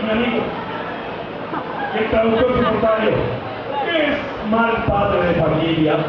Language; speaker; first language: Spanish; native; Spanish